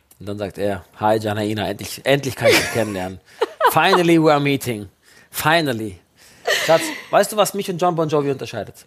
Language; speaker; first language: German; early bilingual, other home language; Italian